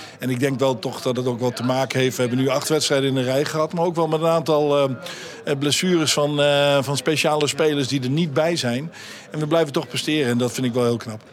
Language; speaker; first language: Dutch; native; Dutch